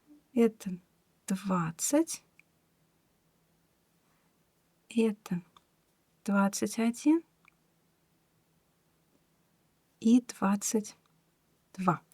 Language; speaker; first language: Russian; native; Russian